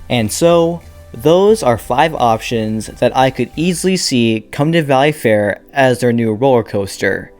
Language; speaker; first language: English; native; English